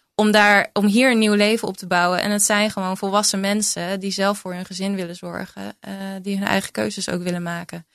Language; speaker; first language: Dutch; native; Dutch